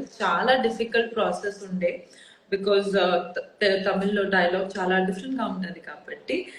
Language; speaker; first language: Telugu; non-native, local second language; Odia